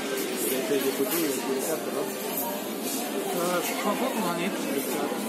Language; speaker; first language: French; native; French